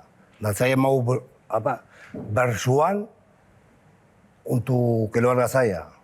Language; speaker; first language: Indonesian; non-native, fluent; Spanish